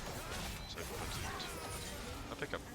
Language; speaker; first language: French; native; French